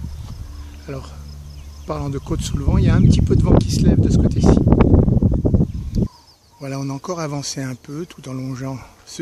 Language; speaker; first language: French; native; French